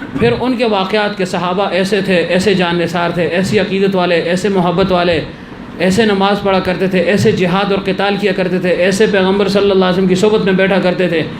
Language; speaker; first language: Urdu; non-native, local second language; Pashto